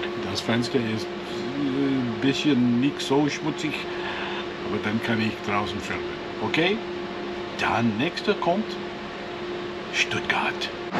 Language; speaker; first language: German; non-native, learner; English